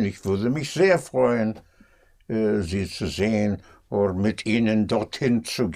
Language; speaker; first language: German; non-native, fluent; English